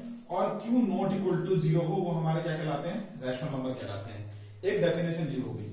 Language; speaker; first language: Hindi; native; Hindi